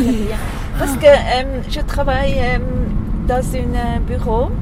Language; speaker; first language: French; non-native, learner; English